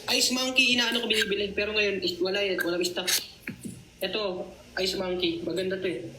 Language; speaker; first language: Filipino; native; Filipino